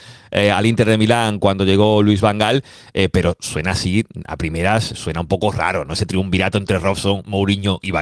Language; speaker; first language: Spanish; native; Spanish